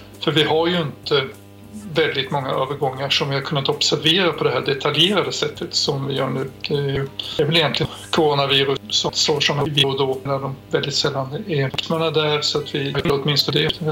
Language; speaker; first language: Swedish; native; Swedish